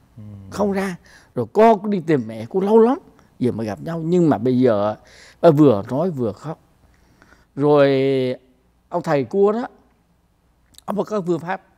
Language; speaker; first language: Vietnamese; native; Vietnamese